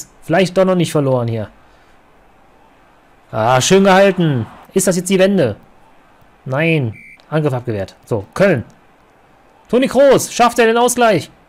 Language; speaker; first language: German; native; German